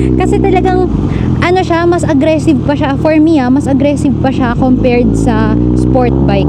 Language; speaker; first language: Filipino; native; Filipino